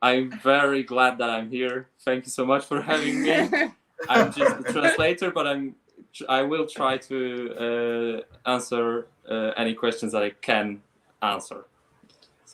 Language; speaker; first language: English; non-native, fluent; Polish